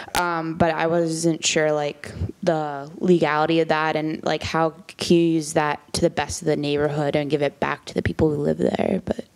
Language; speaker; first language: English; native; English